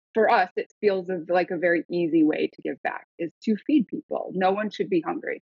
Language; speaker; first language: English; native; English